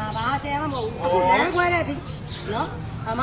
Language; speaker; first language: Burmese; native; Burmese